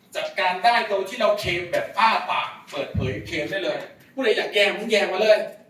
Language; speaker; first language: Thai; non-native, local second language; Lao